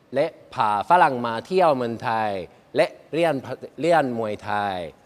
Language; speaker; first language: Thai; non-native, learner; Spanish